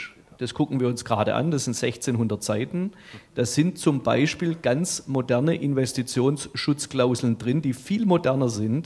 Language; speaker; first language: German; native; German